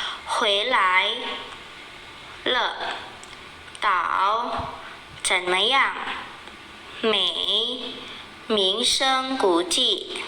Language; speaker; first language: Chinese; non-native, fluent; Indonesian